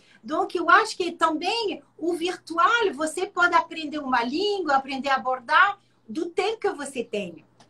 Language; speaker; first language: Portuguese; non-native, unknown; French